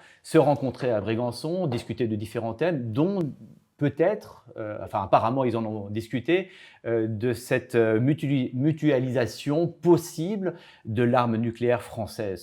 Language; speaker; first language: French; native; French